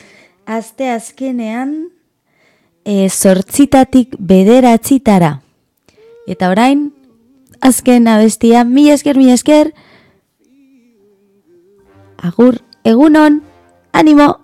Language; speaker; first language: Basque; non-native, learner; Spanish